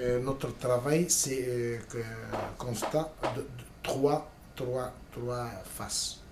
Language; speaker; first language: French; non-native, learner; Spanish